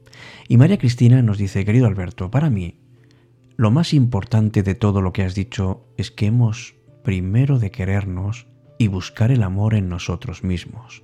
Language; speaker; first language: Spanish; native; Spanish